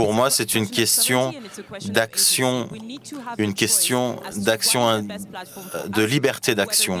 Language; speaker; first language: French; native; French